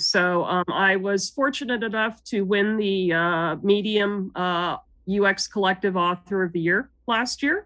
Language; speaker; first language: English; native; English